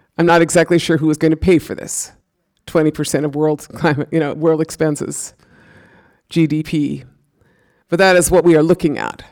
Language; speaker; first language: English; native; English